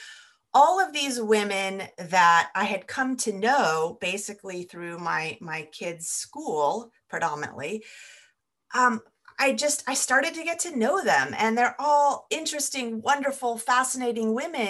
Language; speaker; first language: English; native; English